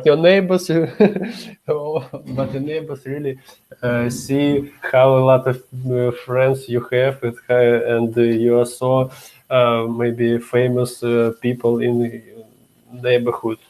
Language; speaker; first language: English; non-native, learner; Russian